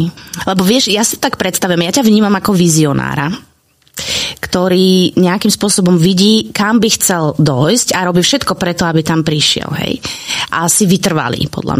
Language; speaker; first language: Slovak; native; Slovak